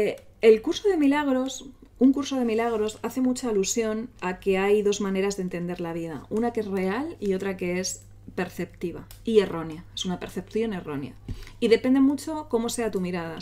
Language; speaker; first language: Spanish; native; Spanish